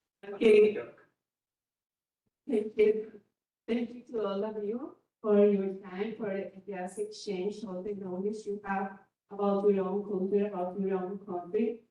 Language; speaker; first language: English; non-native, learner; Spanish